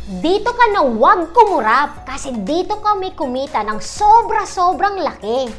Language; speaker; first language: Filipino; non-native, local second language; Bikol